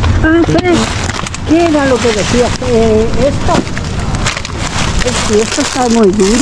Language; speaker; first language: Spanish; native; Spanish